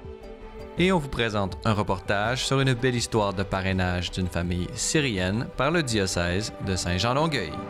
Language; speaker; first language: French; native; French